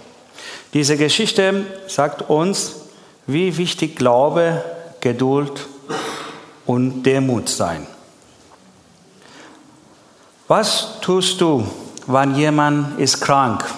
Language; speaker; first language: German; non-native, learner; Persian